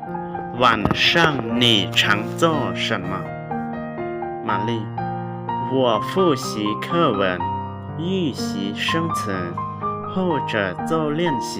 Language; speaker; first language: Chinese; non-native, fluent; Lao